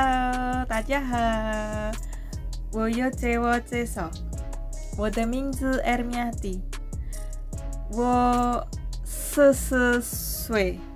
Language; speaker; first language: Chinese; non-native, learner; Indonesian